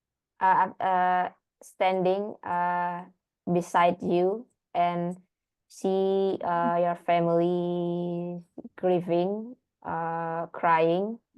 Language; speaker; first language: English; non-native, learner; Indonesian